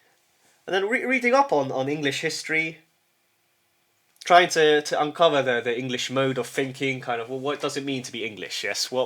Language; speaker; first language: English; early bilingual, heritage; English